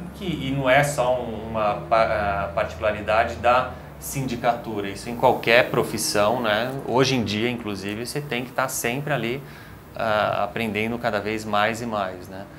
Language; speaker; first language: Portuguese; native; Portuguese